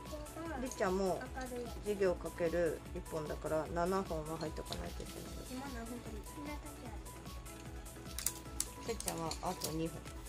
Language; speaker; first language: Japanese; native; Japanese